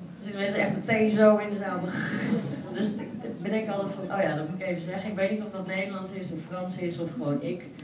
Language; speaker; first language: Dutch; early bilingual, other home language; French